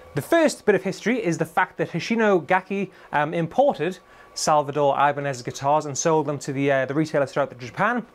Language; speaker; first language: English; native; English